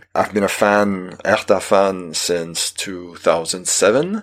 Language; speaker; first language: English; non-native, fluent; French